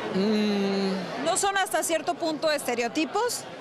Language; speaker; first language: Spanish; native; Spanish